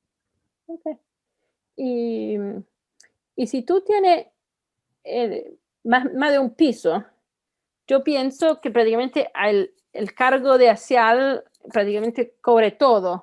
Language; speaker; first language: Spanish; non-native, fluent; Italian